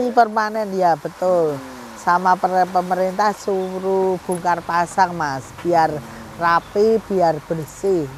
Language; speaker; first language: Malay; non-native, local second language; Javanese